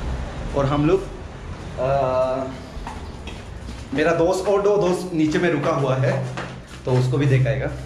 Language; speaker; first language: Hindi; non-native, local second language; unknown